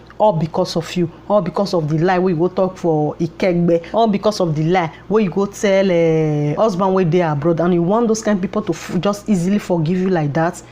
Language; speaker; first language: Nigerian Pidgin; non-native, local second language; Bini